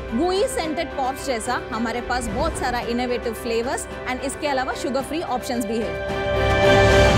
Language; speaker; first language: Hindi; non-native, local second language; Tamil